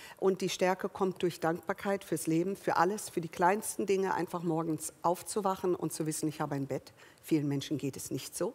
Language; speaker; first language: German; early bilingual, other home language; English